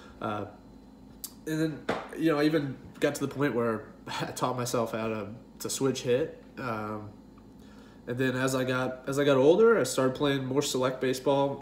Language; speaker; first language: English; native; English